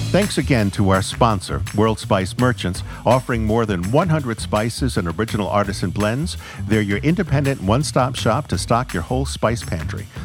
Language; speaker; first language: English; native; English